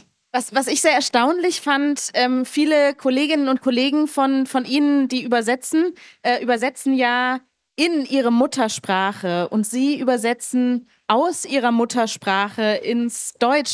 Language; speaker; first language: German; native; German